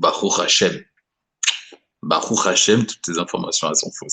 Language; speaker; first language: French; native; French